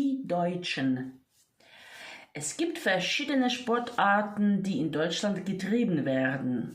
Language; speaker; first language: German; non-native, fluent; Ukrainian